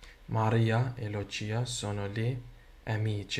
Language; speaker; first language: Italian; non-native, learner; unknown